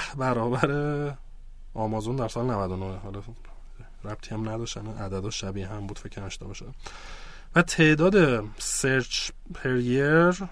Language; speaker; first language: Persian; native; Persian